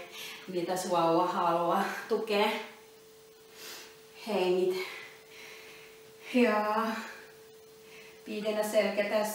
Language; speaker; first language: Finnish; non-native, learner; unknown